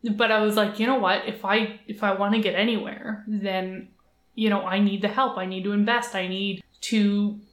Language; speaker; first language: English; native; English